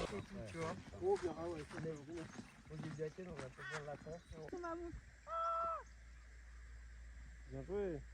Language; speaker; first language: French; native; French